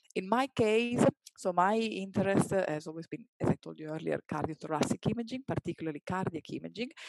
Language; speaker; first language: English; non-native, fluent; Italian